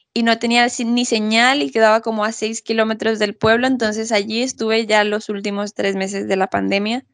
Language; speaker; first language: Spanish; native; Spanish